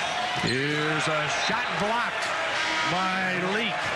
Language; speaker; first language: English; native; English